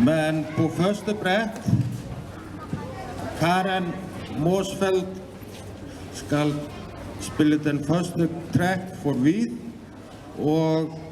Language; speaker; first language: Danish; non-native, learner; Icelandic